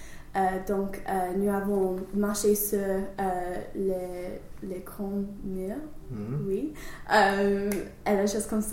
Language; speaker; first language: French; non-native, learner; English